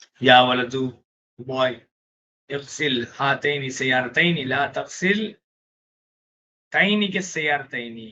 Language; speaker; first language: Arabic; non-native, fluent; Tamil